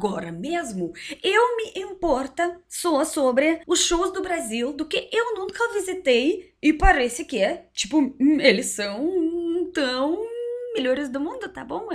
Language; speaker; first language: Portuguese; non-native, learner; Russian